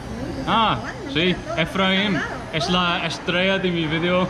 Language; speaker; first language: Spanish; non-native, learner; English